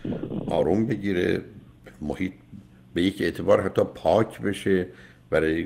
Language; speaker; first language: Persian; native; Persian